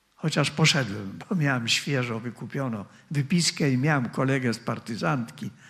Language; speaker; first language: Polish; native; Polish